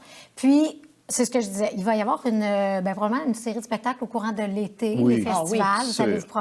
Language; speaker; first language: French; native; French